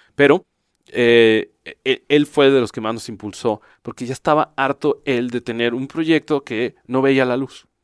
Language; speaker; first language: Spanish; native; Spanish